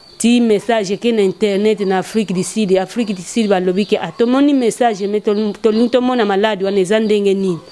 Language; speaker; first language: Lingala; non-native, local second language; Kongo